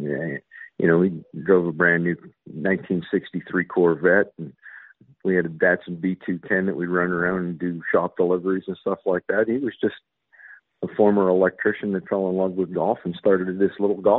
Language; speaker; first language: English; native; English